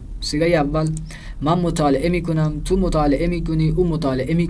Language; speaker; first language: Persian; non-native, fluent; Urdu